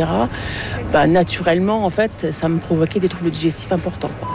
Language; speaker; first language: French; native; French